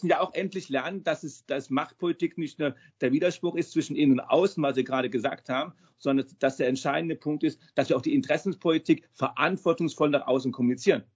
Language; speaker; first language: German; native; German